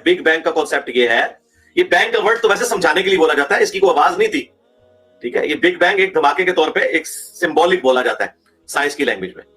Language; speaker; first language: Urdu; native; Urdu